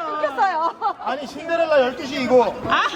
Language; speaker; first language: Korean; native; Korean